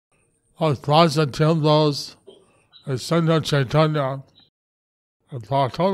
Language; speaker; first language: Spanish; non-native, learner; English